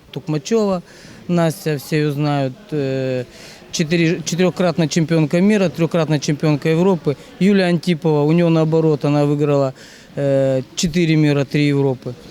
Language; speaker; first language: Russian; native; Russian